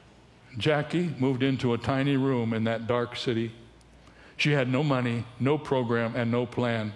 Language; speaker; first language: English; native; English